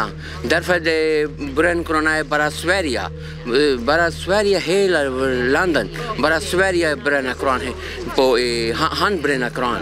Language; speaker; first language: Swedish; non-native, learner; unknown